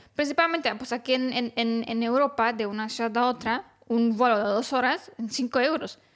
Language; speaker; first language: Spanish; non-native, fluent; Romanian